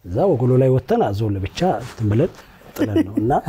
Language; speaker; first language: Amharic; native; Amharic